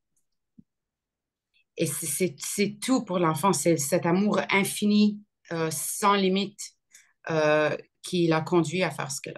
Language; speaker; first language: French; early bilingual, other home language; Arabic